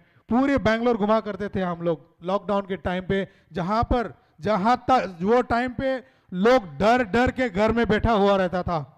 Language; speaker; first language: Hindi; non-native, local second language; Kok Borok